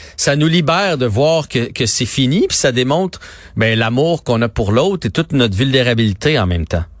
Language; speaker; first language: French; native; French